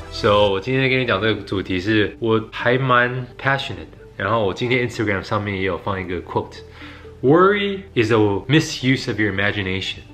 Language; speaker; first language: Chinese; early bilingual, heritage; Chinese